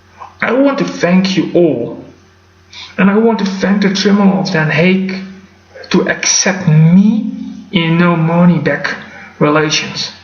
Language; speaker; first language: English; non-native, fluent; Dutch